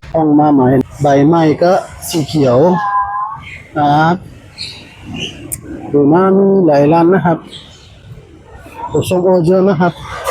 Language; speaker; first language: Thai; native; Thai